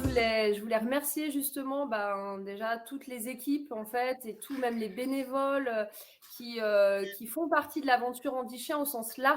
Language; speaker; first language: French; native; French